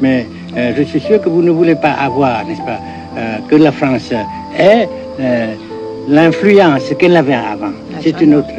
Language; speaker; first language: French; non-native, local second language; Vietnamese